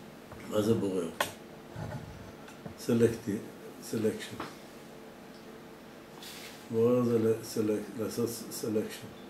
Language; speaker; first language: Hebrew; non-native, fluent; English